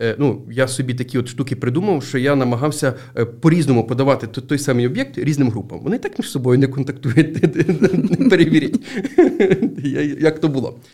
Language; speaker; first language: Ukrainian; native; Ukrainian